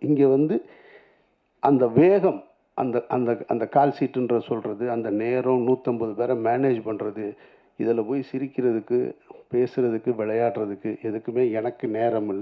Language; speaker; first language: Tamil; native; Tamil